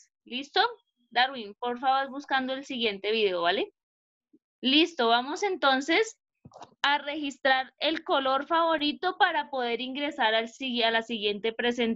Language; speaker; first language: Spanish; native; Spanish